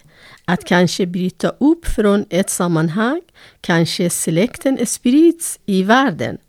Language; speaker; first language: Swedish; non-native, fluent; Persian